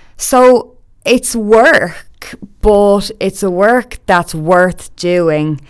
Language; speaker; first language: English; native; English